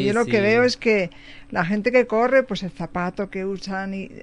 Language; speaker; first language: Spanish; native; Spanish